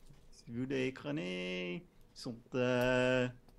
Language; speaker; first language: French; non-native, learner; English